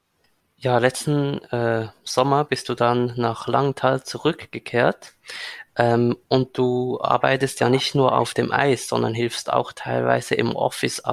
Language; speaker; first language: German; native; German